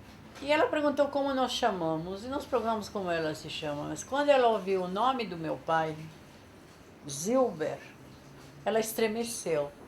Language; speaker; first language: Portuguese; non-native, fluent; Polish